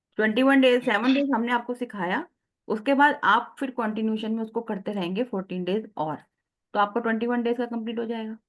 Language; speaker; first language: Hindi; native; Hindi